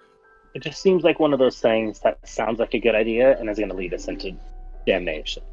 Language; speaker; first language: English; native; English